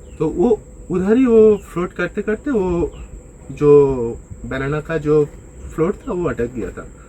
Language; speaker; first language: Hindi; non-native, local second language; Bangla